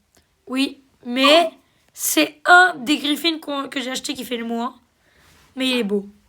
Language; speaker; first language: French; native; French